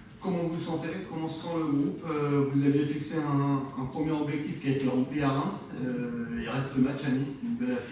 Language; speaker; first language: French; native; French